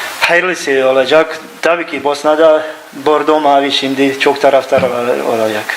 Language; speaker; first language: Turkish; non-native, learner; Bosnian